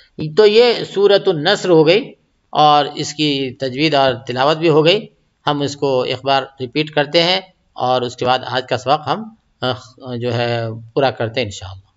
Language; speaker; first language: Urdu; native; Urdu